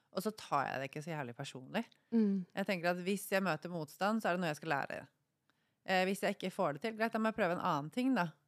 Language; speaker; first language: Norwegian; native; Norwegian